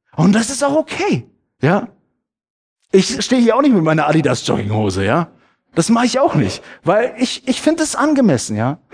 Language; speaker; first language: German; early bilingual, other home language; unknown